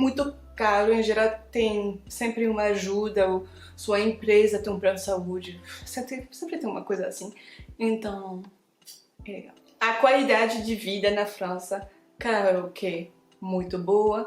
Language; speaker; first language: Portuguese; non-native, fluent; French